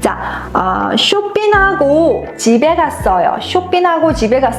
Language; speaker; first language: Korean; non-native, fluent; Mongolian